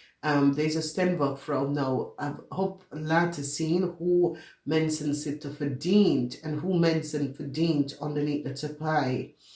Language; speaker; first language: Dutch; non-native, learner; English